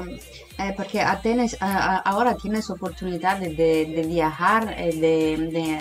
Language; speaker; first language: Spanish; non-native, learner; Italian